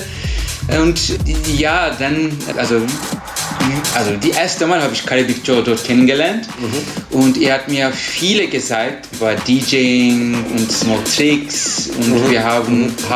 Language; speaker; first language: German; non-native, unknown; Turkish